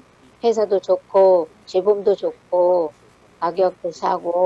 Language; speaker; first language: Korean; non-native, learner; Thai